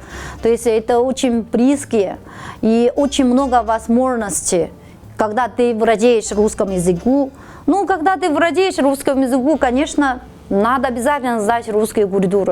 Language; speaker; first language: Russian; non-native, fluent; Chinese